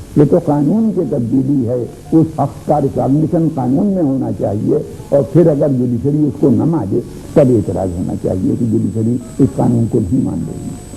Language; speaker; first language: Urdu; native; Urdu